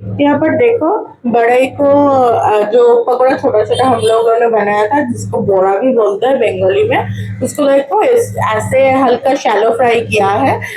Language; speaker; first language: Hindi; non-native, local second language; Bangla